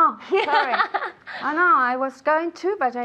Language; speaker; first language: English; non-native, learner; Spanish